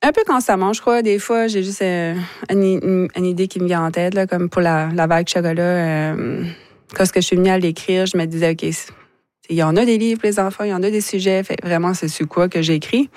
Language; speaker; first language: French; native; French